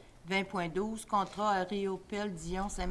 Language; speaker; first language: French; native; French